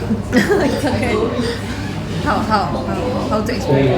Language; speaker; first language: English; non-native, learner; Malay